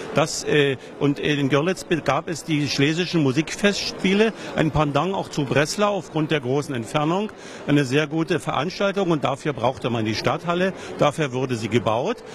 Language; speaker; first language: German; native; German